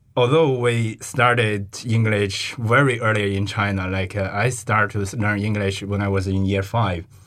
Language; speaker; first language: English; non-native, fluent; Chinese